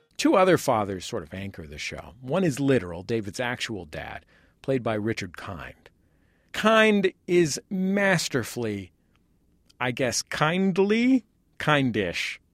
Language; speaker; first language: English; native; English